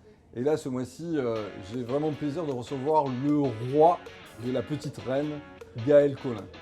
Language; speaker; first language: French; native; French